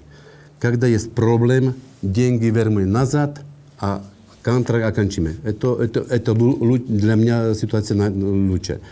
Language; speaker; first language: Russian; non-native, learner; Slovak